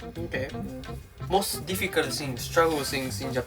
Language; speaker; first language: English; non-native, learner; Japanese